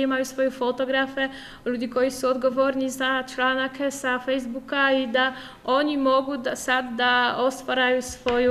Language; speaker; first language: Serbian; non-native, fluent; Polish